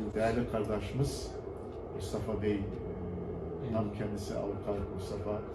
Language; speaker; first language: Turkish; early bilingual, heritage; Turkish